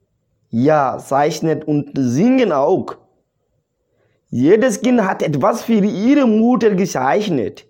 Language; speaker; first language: German; non-native, learner; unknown